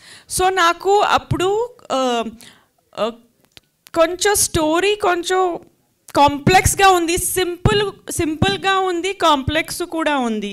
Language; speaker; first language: Telugu; non-native, fluent; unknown